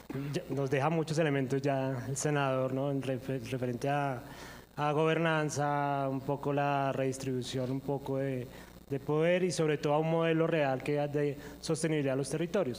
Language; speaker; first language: Spanish; native; Spanish